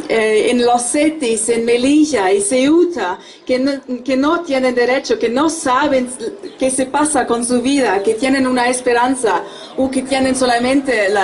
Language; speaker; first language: Spanish; non-native, fluent; German